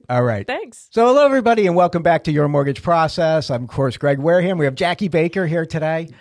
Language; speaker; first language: English; native; English